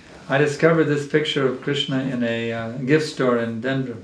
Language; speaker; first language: English; native; English